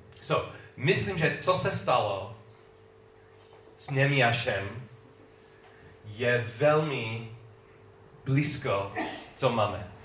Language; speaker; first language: Czech; non-native, learner; English